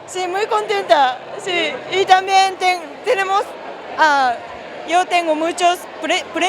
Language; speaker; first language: Spanish; non-native, learner; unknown